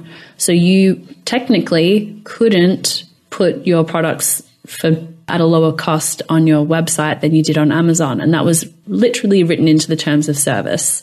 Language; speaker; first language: English; native; English